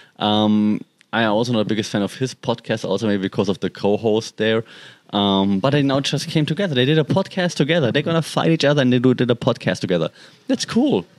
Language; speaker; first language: English; non-native, fluent; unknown